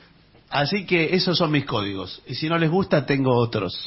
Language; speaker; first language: Spanish; native; Spanish